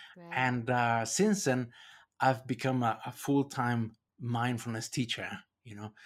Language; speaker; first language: English; non-native, fluent; Spanish